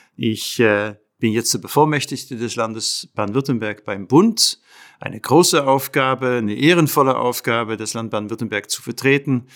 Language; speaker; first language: German; non-native, fluent; Dutch